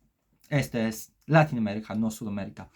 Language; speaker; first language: Spanish; non-native, learner; Polish